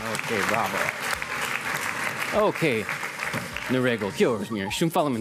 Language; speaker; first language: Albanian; non-native, learner; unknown